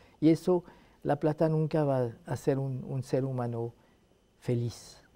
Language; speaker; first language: Spanish; non-native, fluent; Arabic